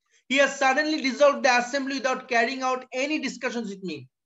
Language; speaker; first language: English; non-native, local second language; Bangla